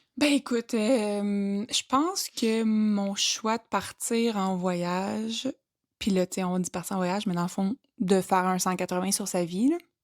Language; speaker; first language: French; native; French